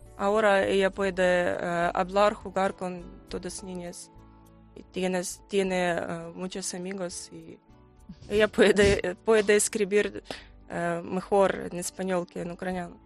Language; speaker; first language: Spanish; non-native, learner; Ukrainian